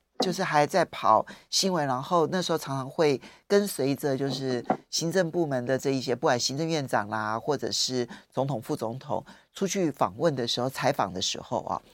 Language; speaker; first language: Chinese; native; Chinese